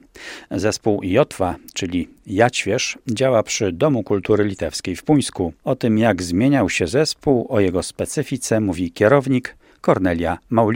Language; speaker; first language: Polish; native; Polish